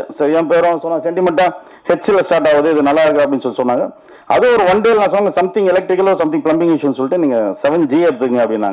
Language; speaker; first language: Tamil; native; Tamil